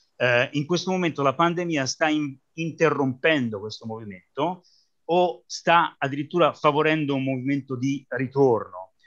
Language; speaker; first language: Italian; native; Italian